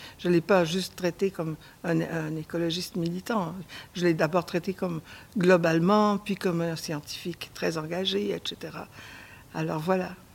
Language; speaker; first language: French; native; French